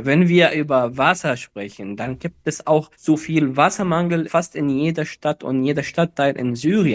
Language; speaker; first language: German; non-native, fluent; Arabic